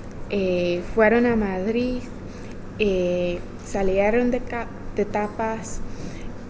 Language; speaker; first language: Spanish; non-native, learner; English